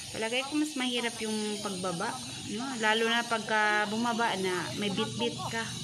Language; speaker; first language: Filipino; non-native, local second language; Cebuano